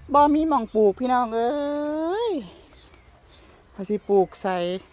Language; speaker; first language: Thai; native; Thai